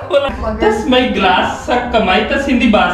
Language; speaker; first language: Filipino; non-native, learner; Punjabi